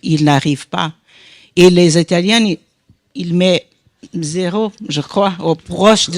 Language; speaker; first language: French; non-native, fluent; Portuguese